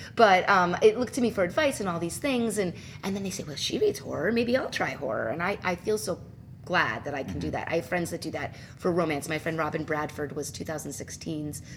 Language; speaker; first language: English; native; English